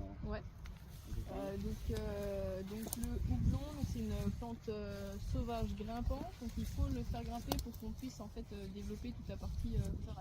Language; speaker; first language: French; native; French